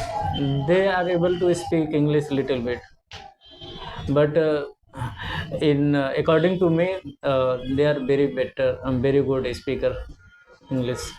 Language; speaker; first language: English; non-native, learner; Hindi